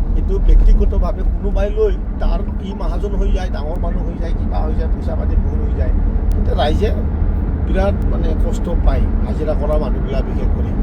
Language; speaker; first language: Assamese; non-native, local second language; Bodo